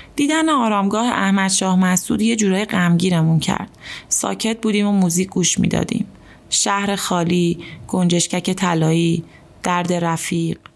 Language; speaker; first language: Persian; native; Persian